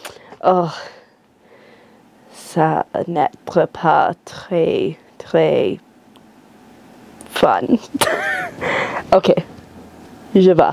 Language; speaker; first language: French; non-native, learner; English